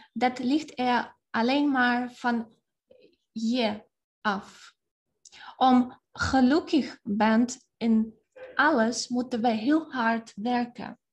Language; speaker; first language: Dutch; non-native, fluent; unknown